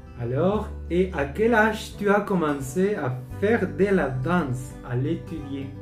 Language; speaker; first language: French; non-native, learner; Spanish